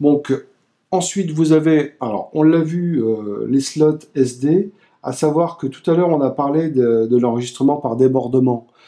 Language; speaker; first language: French; native; French